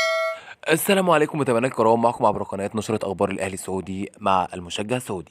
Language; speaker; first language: Arabic; native; Arabic